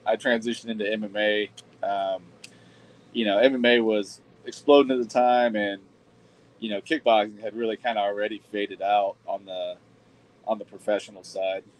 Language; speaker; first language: English; native; English